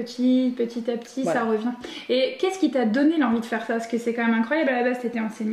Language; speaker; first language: French; native; French